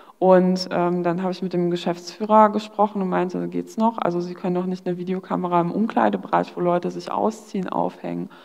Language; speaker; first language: German; early bilingual, other home language; Polish